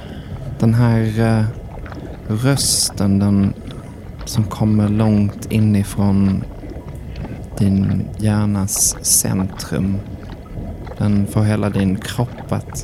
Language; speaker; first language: Swedish; native; Swedish